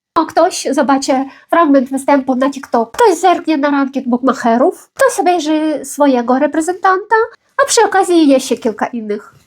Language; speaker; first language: Polish; non-native, fluent; Ukrainian